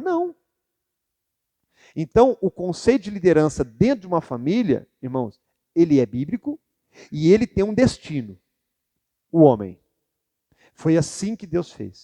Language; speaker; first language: Portuguese; native; Portuguese